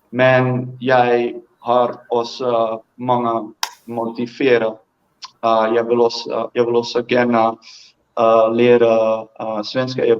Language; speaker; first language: Swedish; non-native, learner; Dutch